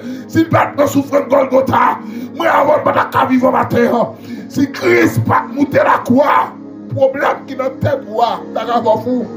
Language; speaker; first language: French; non-native, local second language; Haitian Creole